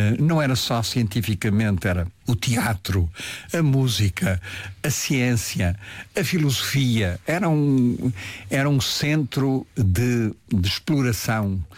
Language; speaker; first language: Portuguese; early bilingual, heritage; Portuguese